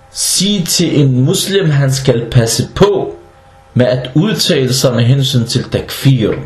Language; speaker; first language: Danish; non-native, fluent; Arabic